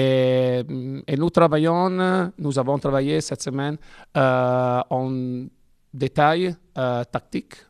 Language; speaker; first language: French; non-native, learner; Italian